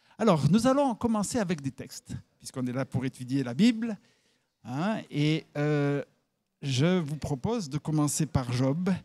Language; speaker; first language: French; native; French